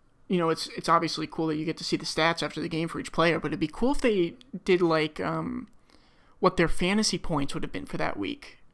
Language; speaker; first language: English; native; English